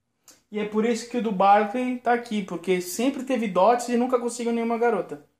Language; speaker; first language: Portuguese; native; Portuguese